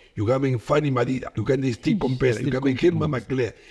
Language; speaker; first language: English; non-native, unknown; Spanish